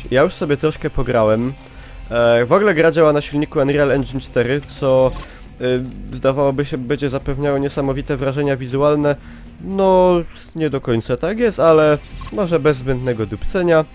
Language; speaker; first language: Polish; native; Polish